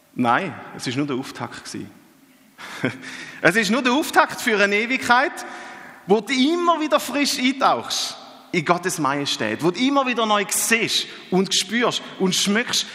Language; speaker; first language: German; native; German